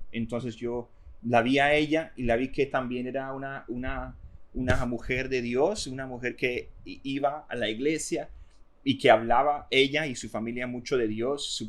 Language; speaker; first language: Spanish; non-native, fluent; English